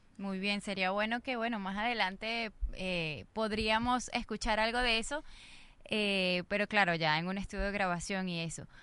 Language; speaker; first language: Spanish; native; Spanish